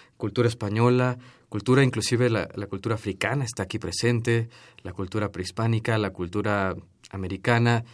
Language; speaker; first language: Spanish; native; Spanish